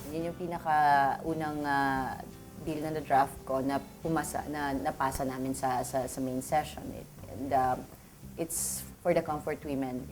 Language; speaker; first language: Filipino; native; Filipino